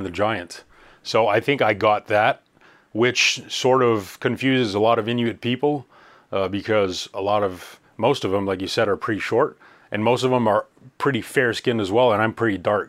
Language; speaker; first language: English; native; English